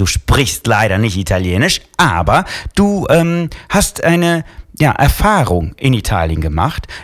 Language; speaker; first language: German; non-native, fluent; Italian